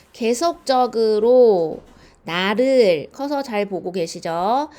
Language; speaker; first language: Korean; native; Korean